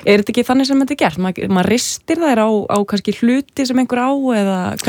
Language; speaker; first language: Icelandic; native; Icelandic